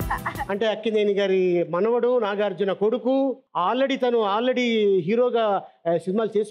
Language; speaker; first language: Telugu; native; Telugu